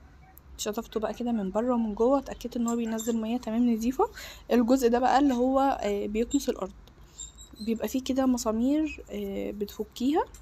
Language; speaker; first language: Arabic; native; Arabic